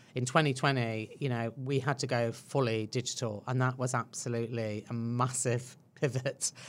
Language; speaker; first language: English; native; English